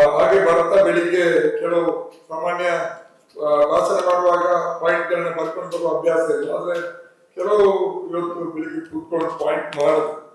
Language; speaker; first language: Kannada; non-native, local second language; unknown